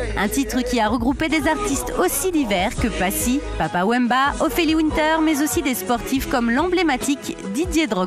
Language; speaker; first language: French; native; French